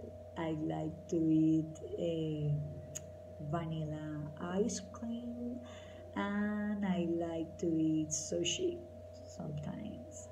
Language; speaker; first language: English; non-native, learner; Spanish